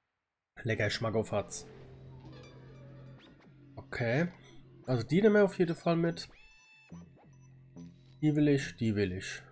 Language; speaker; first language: German; native; German